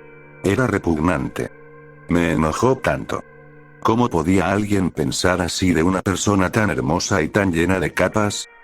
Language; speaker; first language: Spanish; native; Spanish